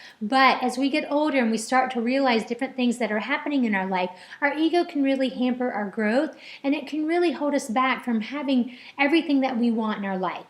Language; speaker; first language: English; native; English